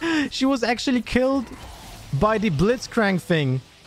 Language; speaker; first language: English; non-native, fluent; Polish